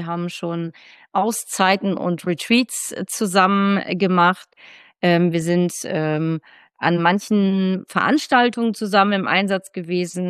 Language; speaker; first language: German; native; German